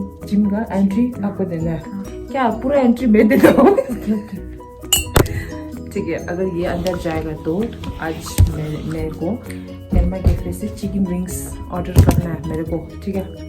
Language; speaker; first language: Hindi; non-native, local second language; Tibetan